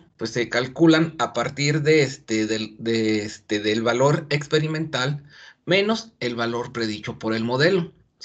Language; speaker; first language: Spanish; native; Spanish